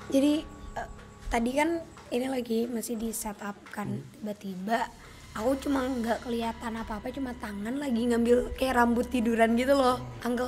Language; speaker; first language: Indonesian; native; Indonesian